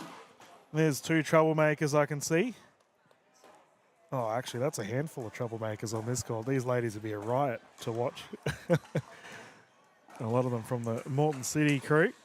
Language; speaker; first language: English; native; English